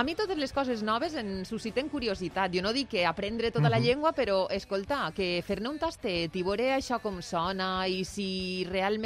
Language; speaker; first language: Catalan; native; Catalan